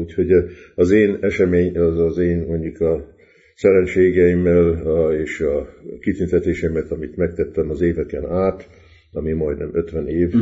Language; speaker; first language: Hungarian; early bilingual, heritage; Hungarian